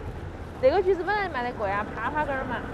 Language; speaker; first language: Chinese; native; Chinese